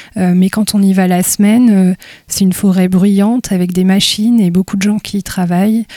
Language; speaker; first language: French; native; French